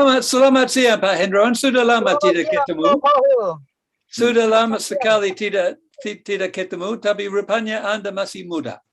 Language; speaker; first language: Indonesian; non-native, fluent; English